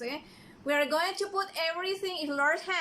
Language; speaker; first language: English; non-native, fluent; Spanish